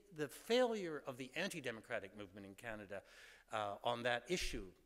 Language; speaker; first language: English; native; English